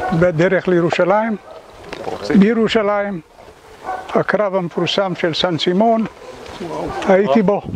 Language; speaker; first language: Hebrew; early bilingual, other home language; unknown